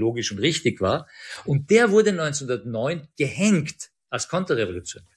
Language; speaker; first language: German; early bilingual, other home language; Persian